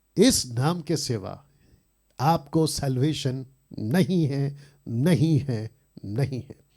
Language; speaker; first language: Hindi; native; Hindi